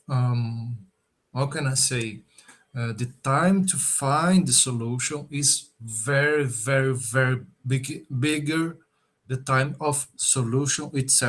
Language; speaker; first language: English; non-native, learner; Portuguese